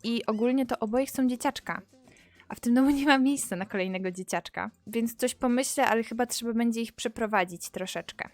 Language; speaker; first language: Polish; native; Polish